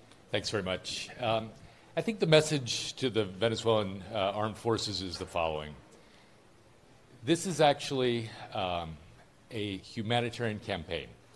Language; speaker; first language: English; native; English